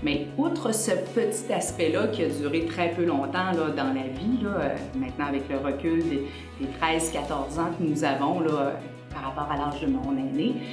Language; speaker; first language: French; native; French